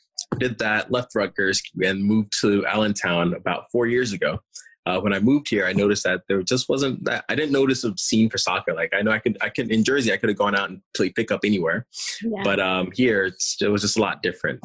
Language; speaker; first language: English; early bilingual, other home language; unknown